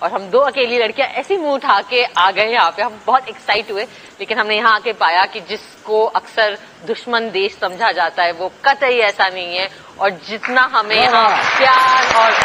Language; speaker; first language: Hindi; native; Hindi